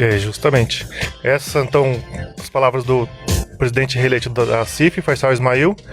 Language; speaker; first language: Portuguese; native; Portuguese